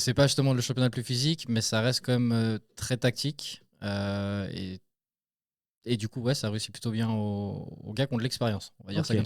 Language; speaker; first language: French; native; French